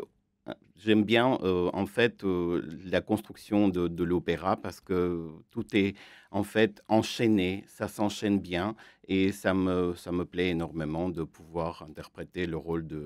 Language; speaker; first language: French; non-native, fluent; Armenian